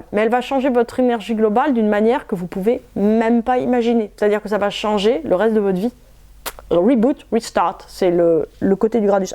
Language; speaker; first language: French; native; French